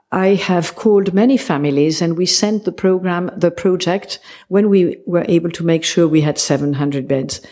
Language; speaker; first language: English; non-native, fluent; French